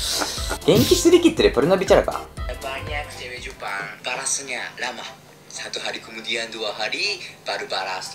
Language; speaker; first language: Indonesian; non-native, learner; Japanese